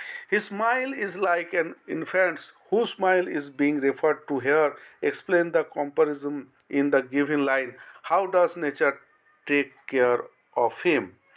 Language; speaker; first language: English; non-native, local second language; Bangla